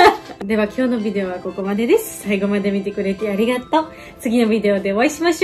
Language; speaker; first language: Japanese; non-native, fluent; Georgian